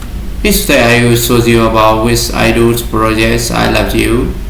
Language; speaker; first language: English; non-native, learner; Vietnamese